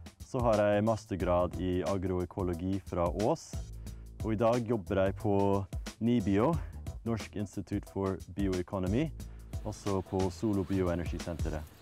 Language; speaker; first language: Norwegian; non-native, fluent; English